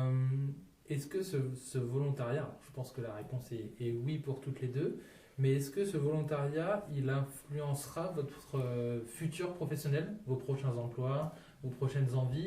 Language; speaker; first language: French; native; French